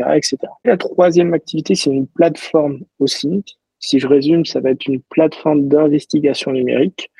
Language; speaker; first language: French; native; French